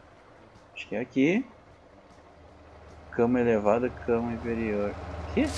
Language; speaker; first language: Portuguese; native; Portuguese